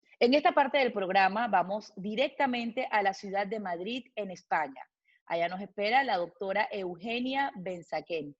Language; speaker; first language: Spanish; native; Spanish